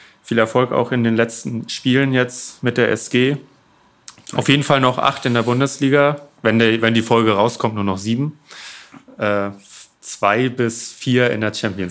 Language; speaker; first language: German; native; German